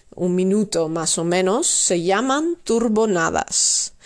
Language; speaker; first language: Spanish; non-native, fluent; Dutch